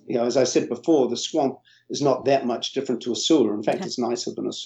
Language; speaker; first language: English; native; English